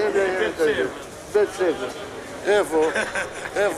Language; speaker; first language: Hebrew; non-native, local second language; Arabic